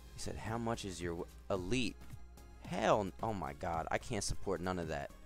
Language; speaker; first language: English; native; English